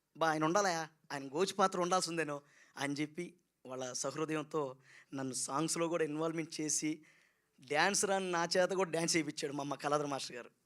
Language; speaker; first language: Telugu; native; Telugu